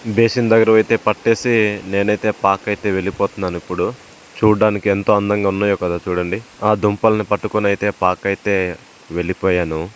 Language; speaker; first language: Telugu; non-native, local second language; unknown